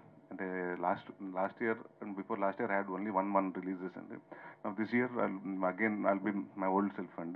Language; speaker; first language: Telugu; native; Telugu